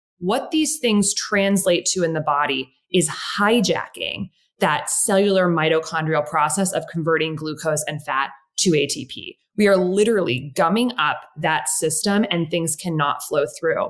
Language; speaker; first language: English; native; English